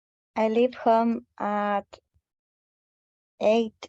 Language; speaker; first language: English; non-native, learner; Spanish